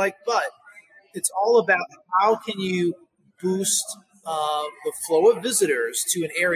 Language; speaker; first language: English; native; English